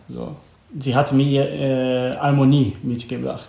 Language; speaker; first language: German; non-native, learner; Portuguese